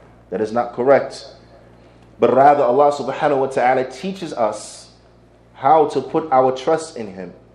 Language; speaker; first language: English; native; English